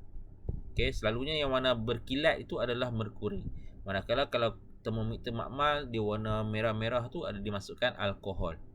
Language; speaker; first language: Malay; native; Malay